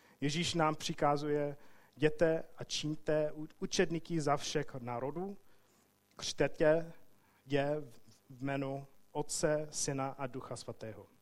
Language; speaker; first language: Czech; non-native, fluent; English